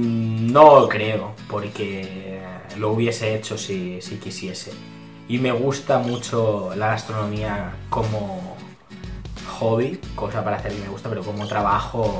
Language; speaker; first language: Spanish; early bilingual, other home language; Italian